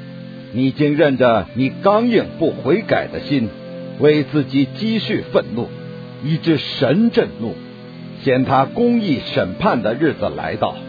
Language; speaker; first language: Chinese; native; Chinese